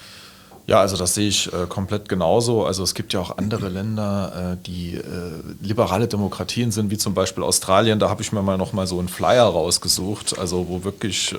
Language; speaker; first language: German; native; German